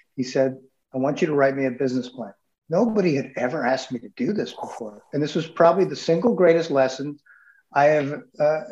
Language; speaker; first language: English; native; English